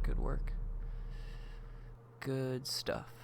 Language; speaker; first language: English; native; English